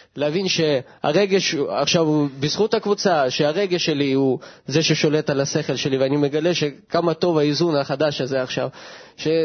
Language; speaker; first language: Hebrew; early bilingual, other home language; Russian